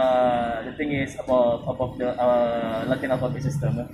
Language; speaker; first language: English; non-native, learner; Indonesian